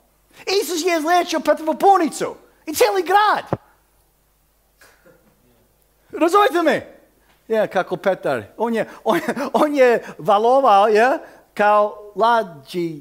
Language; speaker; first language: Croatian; early bilingual, heritage; Croatian